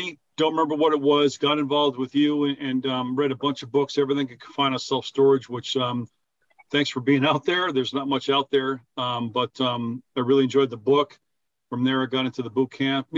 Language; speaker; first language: English; native; English